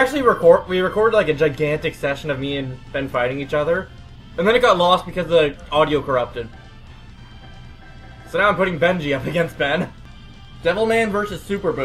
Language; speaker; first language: English; native; English